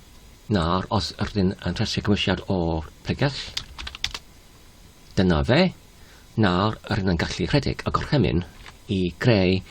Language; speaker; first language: Welsh; non-native, learner; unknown